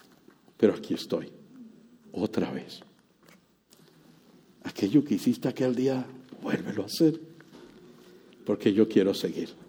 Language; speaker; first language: Spanish; native; Spanish